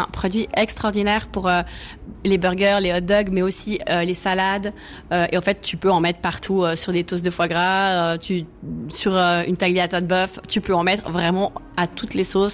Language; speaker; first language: French; native; French